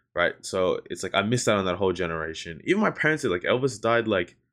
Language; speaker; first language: English; native; English